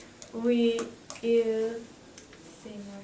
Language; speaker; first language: French; non-native, learner; English